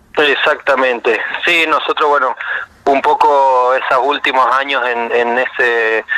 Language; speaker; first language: Spanish; native; Spanish